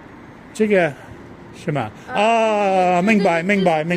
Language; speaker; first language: Chinese; non-native, learner; English